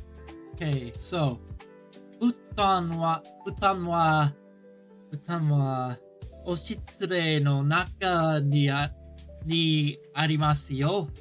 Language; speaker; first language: Japanese; non-native, learner; English